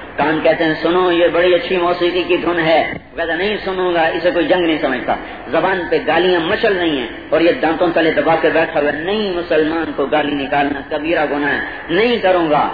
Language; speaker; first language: Urdu; non-native, local second language; Punjabi